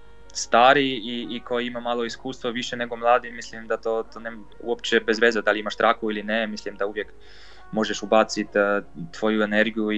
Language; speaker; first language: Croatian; non-native, fluent; Polish